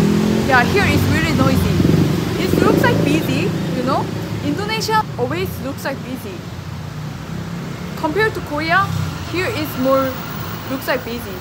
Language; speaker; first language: English; non-native, learner; Korean